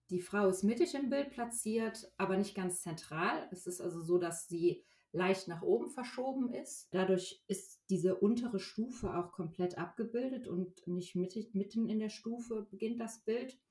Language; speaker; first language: German; native; German